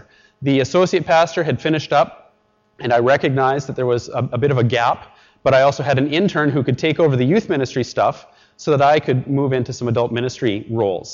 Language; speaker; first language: English; native; English